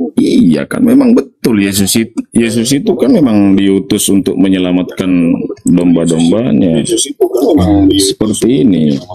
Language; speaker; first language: Indonesian; native; Indonesian